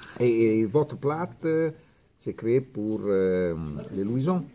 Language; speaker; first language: French; non-native, learner; Italian